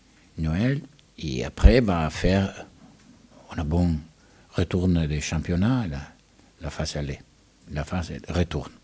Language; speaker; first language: French; non-native, learner; Italian